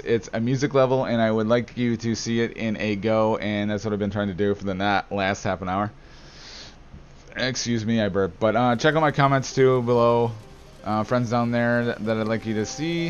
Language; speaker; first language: English; native; English